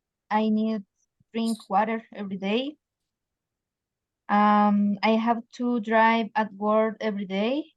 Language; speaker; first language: English; non-native, learner; Spanish